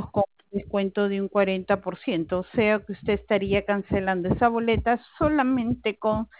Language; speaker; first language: Spanish; native; Spanish